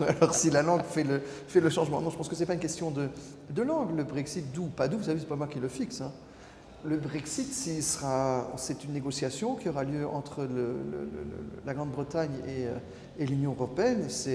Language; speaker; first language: French; non-native, local second language; Luxembourgish